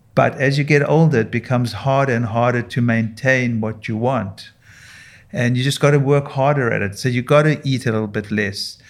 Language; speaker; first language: English; native; English